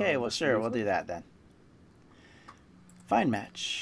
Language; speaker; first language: English; native; English